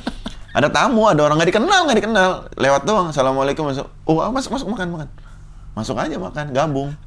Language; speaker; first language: Indonesian; early bilingual, other home language; Fula